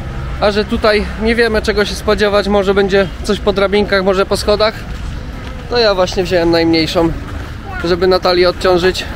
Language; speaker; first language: Polish; native; Polish